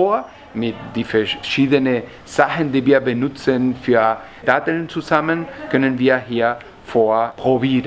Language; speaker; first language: German; non-native, learner; Spanish